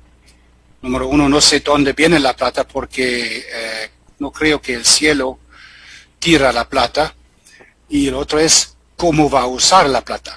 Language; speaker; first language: Spanish; non-native, fluent; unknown